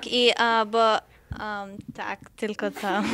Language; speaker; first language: Polish; early bilingual, heritage; Polish